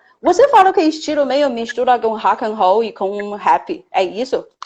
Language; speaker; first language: Portuguese; non-native, fluent; Chinese